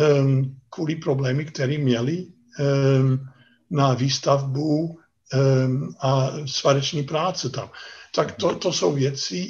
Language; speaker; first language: Czech; non-native, fluent; Dutch